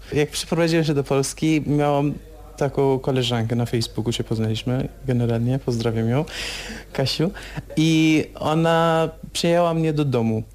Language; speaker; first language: Polish; non-native, fluent; Persian